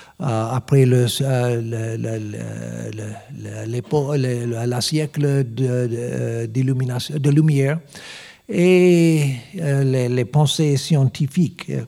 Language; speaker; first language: French; non-native, learner; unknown